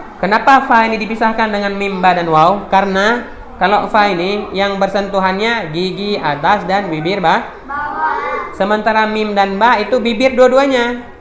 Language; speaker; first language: Indonesian; non-native, local second language; Achinese